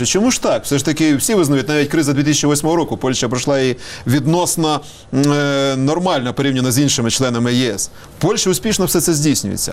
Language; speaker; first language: Ukrainian; native; Ukrainian